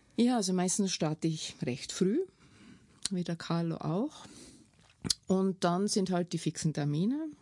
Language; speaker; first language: German; native; German